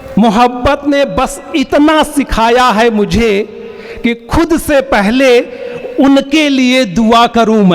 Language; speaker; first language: Hindi; native; Hindi